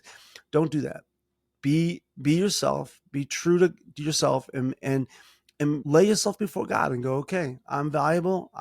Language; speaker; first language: English; native; English